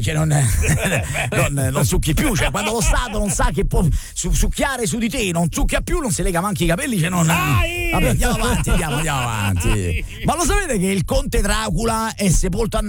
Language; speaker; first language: Italian; native; Italian